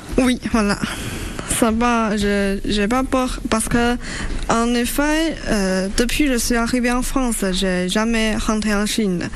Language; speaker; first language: French; non-native, learner; Chinese